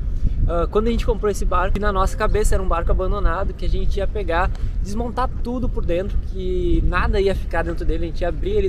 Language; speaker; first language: Portuguese; native; Portuguese